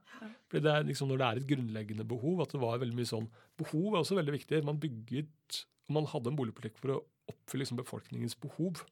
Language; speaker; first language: Norwegian; native; Norwegian